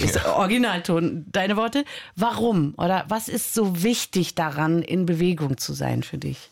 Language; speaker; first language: German; native; German